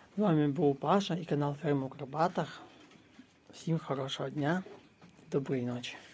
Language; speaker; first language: Ukrainian; native; Ukrainian